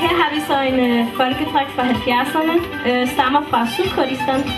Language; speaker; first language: Danish; early bilingual, other home language; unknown